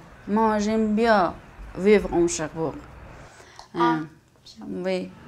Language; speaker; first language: French; non-native, learner; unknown